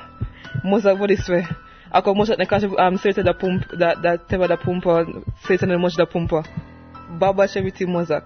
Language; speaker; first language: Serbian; non-native, learner; English